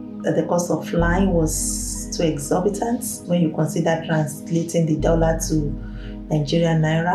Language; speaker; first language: English; non-native, local second language; Yoruba